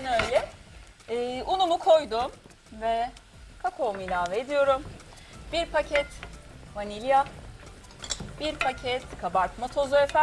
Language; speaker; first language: Turkish; native; Turkish